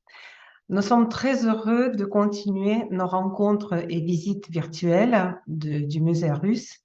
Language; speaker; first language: French; non-native, fluent; Russian